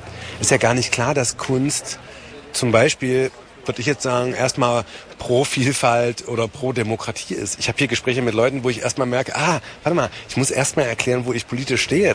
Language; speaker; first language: German; native; German